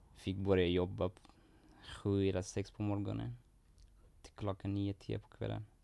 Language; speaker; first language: Swedish; non-native, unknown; Persian